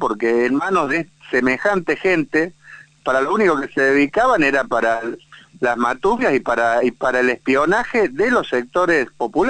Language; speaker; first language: Spanish; native; Spanish